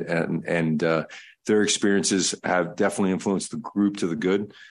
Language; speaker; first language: English; early bilingual, other home language; Spanish